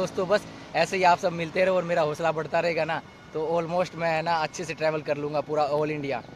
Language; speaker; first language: Hindi; native; Hindi